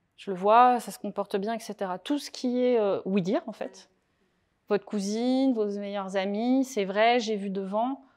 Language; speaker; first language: French; native; French